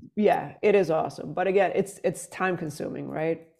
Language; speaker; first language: English; non-native, fluent; Swedish